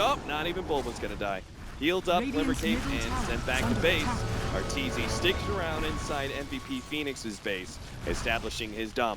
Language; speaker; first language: English; native; English